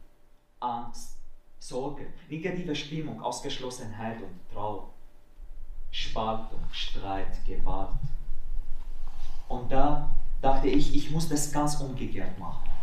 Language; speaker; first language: German; non-native, fluent; Arabic